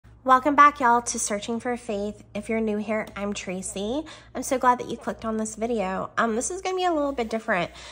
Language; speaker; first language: English; native; English